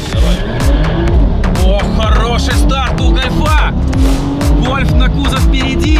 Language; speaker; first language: Russian; native; Russian